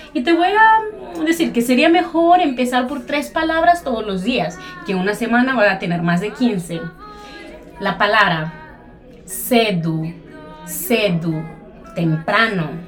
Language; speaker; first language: Spanish; non-native, fluent; Portuguese